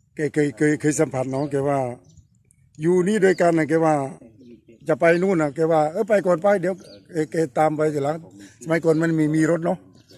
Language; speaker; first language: Thai; native; Thai